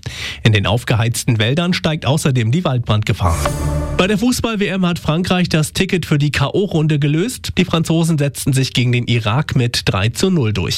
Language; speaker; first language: German; native; German